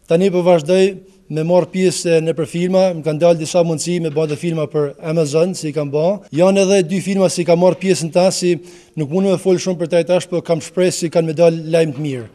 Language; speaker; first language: Albanian; early bilingual, other home language; English